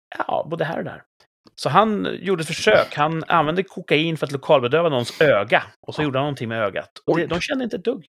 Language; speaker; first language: Swedish; native; Swedish